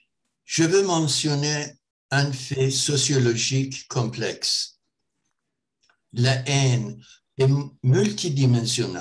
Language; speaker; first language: French; non-native, fluent; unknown